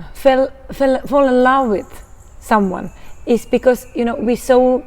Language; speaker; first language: English; non-native, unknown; Estonian